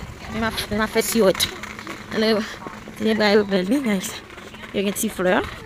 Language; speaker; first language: English; non-native, learner; Haitian Creole